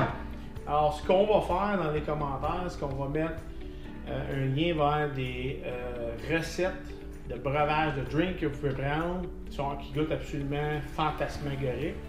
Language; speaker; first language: French; native; French